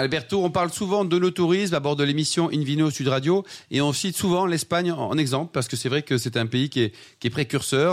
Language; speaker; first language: French; native; French